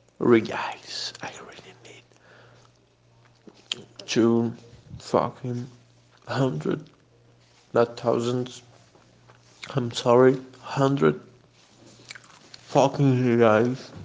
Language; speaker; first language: English; non-native, fluent; Portuguese